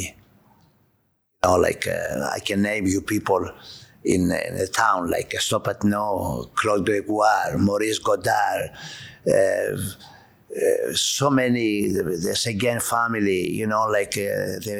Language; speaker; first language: English; non-native, fluent; Greek